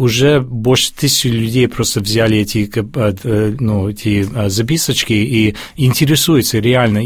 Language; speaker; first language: Russian; early bilingual, heritage; Russian